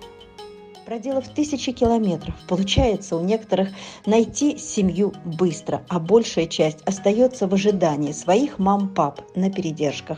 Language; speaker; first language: Russian; native; Russian